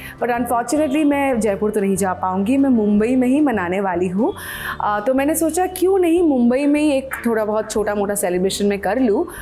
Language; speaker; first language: Hindi; non-native, local second language; Bangla